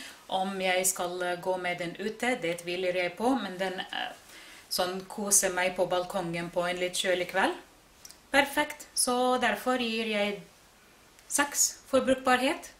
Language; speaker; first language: Norwegian; non-native, fluent; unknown